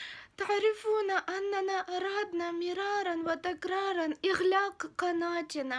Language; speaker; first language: Arabic; non-native, fluent; Ukrainian